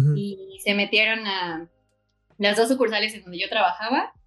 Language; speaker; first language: Spanish; native; Spanish